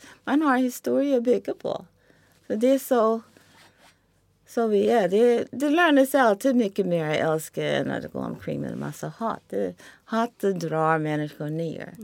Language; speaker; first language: Swedish; non-native, fluent; English